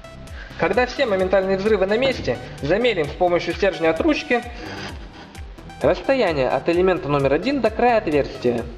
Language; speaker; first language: Russian; native; Russian